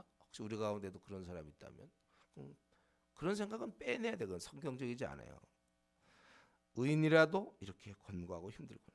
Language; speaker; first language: Korean; native; Korean